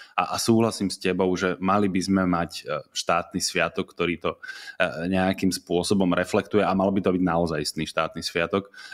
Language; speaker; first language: Slovak; native; Slovak